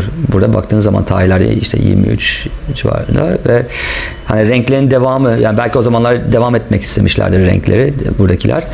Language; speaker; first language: Turkish; non-native, local second language; English